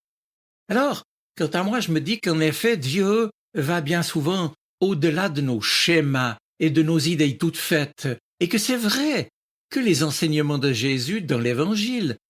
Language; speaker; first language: French; native; French